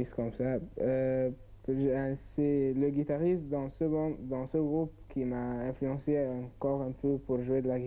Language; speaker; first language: French; non-native, learner; Arabic